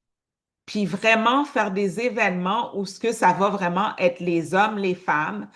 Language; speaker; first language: French; native; French